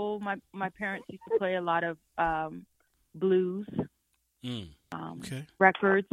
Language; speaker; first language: English; native; English